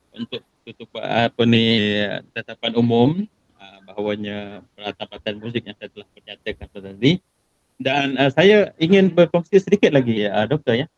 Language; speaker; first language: Malay; native; Malay